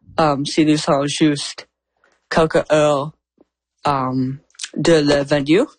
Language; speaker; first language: French; non-native, local second language; English